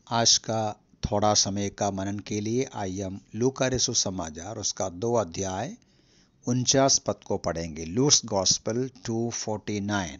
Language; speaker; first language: Hindi; non-native, local second language; Malayalam